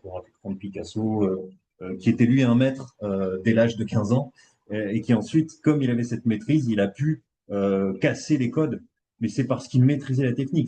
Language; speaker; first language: French; native; French